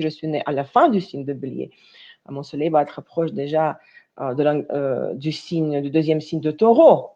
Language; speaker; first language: French; non-native, fluent; Russian